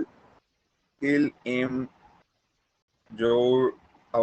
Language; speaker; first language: French; non-native, learner; Hindi